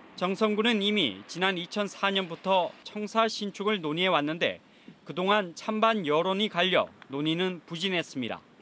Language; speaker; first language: Korean; native; Korean